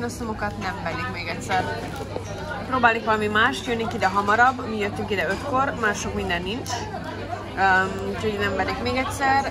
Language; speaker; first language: Hungarian; early bilingual, heritage; English